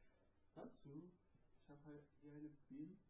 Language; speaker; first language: German; non-native, learner; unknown